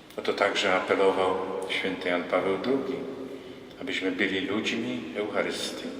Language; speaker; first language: Polish; native; Polish